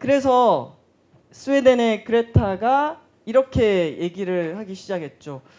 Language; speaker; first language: Korean; native; Korean